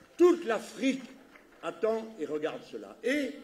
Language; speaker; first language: French; native; French